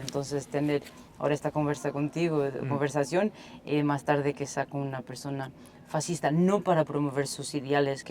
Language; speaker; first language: Spanish; non-native, fluent; Portuguese